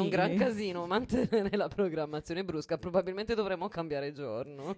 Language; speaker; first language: Italian; native; Italian